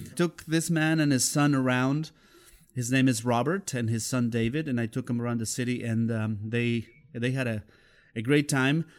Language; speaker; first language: English; non-native, fluent; Spanish